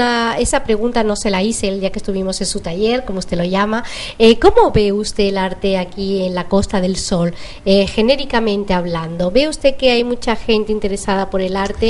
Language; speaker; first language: Spanish; native; Spanish